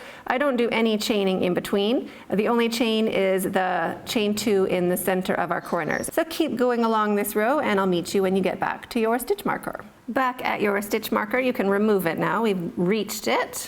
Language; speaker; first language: English; native; English